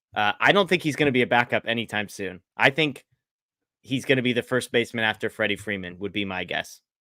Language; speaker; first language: English; native; English